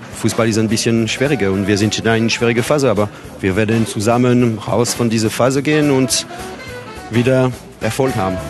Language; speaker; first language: German; non-native, fluent; French